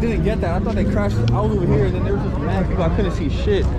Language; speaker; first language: English; native; English